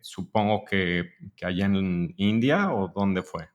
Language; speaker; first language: Spanish; native; Spanish